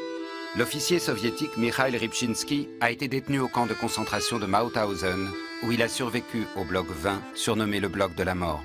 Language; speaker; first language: French; native; French